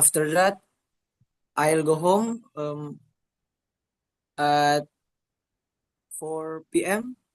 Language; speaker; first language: English; non-native, learner; Indonesian